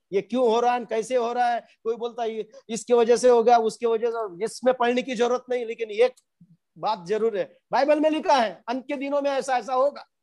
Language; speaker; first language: Hindi; non-native, local second language; Marathi